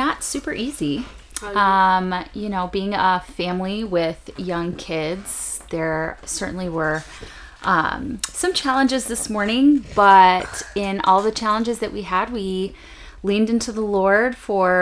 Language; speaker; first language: English; native; English